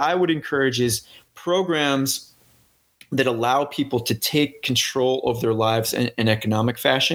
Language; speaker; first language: English; native; English